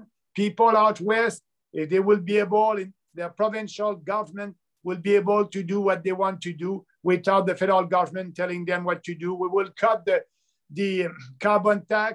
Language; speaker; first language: English; non-native, local second language; French